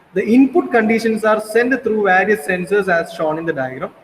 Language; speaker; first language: English; non-native, local second language; Malayalam